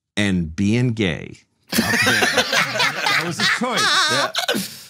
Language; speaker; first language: English; native; English